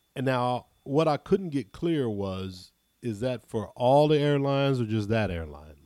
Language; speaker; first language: English; native; English